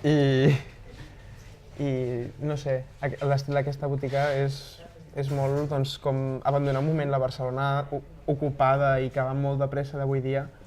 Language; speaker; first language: Catalan; native; Catalan